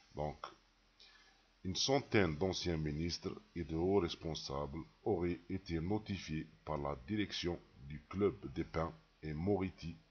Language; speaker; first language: French; non-native, local second language; Arabic